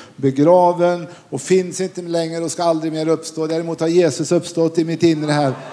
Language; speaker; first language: Swedish; native; Swedish